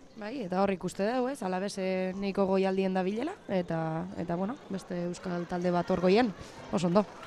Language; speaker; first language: Basque; native; Basque